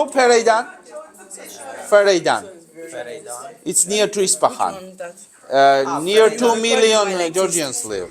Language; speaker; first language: English; non-native, learner; Georgian